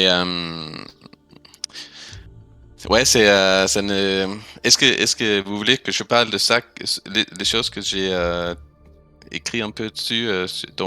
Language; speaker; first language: French; non-native, fluent; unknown